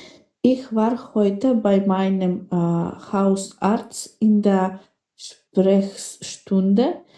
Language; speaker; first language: German; non-native, learner; Macedonian